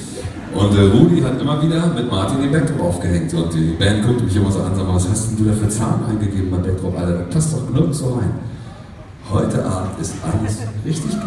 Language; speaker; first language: German; native; German